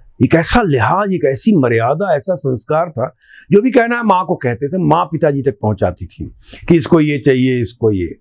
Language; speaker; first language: Hindi; non-native, local second language; Bhojpuri